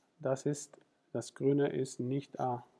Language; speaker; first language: German; non-native, fluent; Spanish